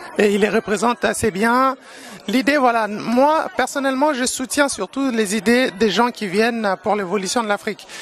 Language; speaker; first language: French; early bilingual, other home language; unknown